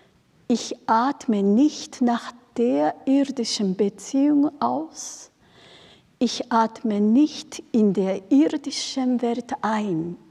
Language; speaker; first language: German; non-native, fluent; Japanese